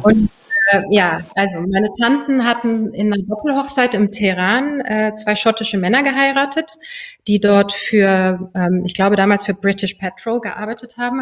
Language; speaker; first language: German; early bilingual, other home language; Persian